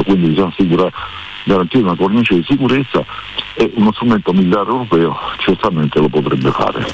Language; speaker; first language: Italian; native; Italian